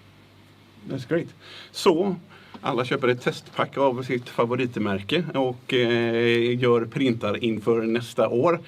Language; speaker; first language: Swedish; native; Swedish